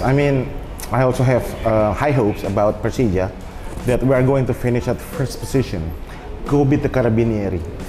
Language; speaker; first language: English; non-native, fluent; Indonesian